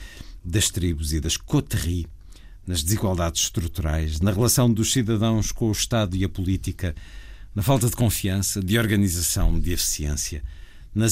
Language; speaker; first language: Portuguese; native; Portuguese